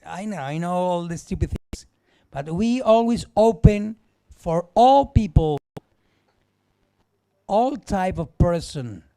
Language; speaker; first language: English; non-native, learner; Spanish